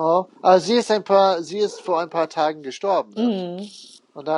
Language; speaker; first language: German; non-native, fluent; English